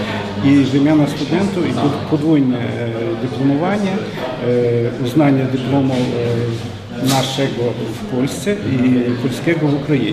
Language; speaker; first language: Polish; non-native, learner; Ukrainian